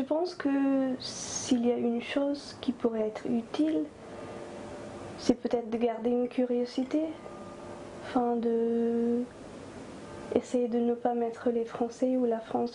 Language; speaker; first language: French; non-native, fluent; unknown